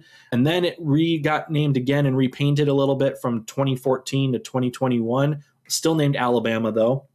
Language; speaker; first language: English; native; English